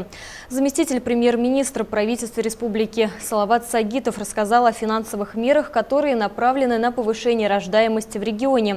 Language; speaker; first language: Russian; native; Russian